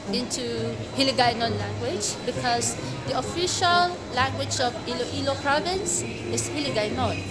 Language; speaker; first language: English; non-native, local second language; Cebuano